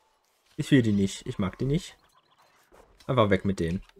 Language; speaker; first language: German; native; German